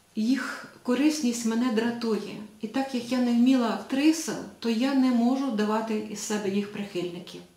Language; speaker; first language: Ukrainian; native; Ukrainian